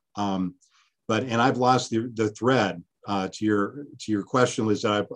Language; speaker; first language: English; early bilingual, other home language; Spanish